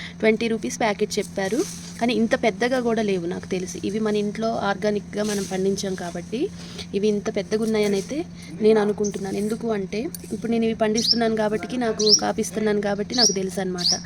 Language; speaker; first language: Telugu; native; Telugu